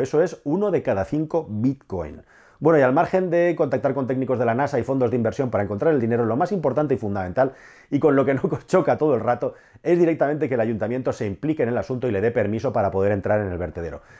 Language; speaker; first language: Spanish; native; Spanish